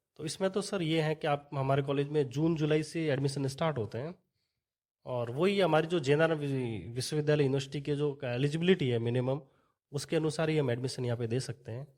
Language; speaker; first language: Hindi; native; Hindi